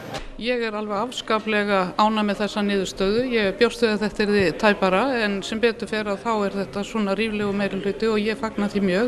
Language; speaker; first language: Icelandic; native; Icelandic